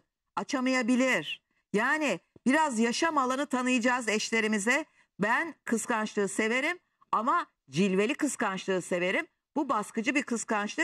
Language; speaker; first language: Turkish; native; Turkish